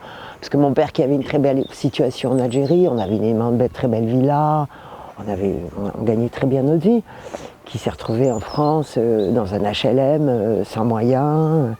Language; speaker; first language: French; native; French